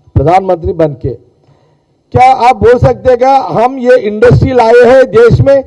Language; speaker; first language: Hindi; non-native, local second language; Telugu